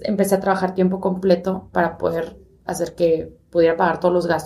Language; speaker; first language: Spanish; early bilingual, heritage; Spanish